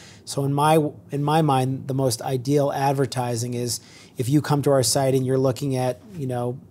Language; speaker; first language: English; native; English